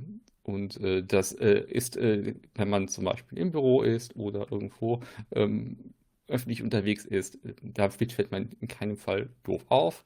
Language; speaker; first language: German; native; German